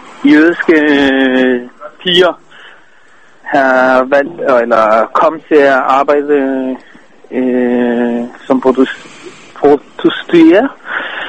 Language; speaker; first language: Danish; non-native, fluent; Hebrew